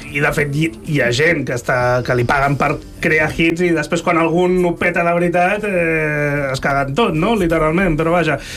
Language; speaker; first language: Catalan; native; Catalan